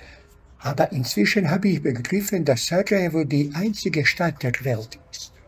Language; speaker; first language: German; non-native, fluent; Bosnian